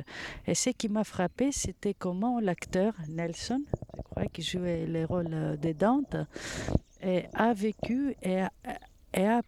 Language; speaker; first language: French; non-native, fluent; Greek